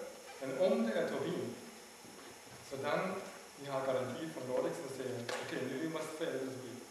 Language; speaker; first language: Swedish; non-native, learner; German